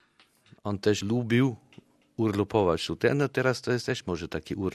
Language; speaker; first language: Polish; non-native, fluent; German